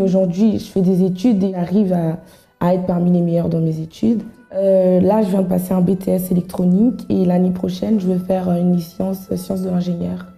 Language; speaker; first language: French; native; French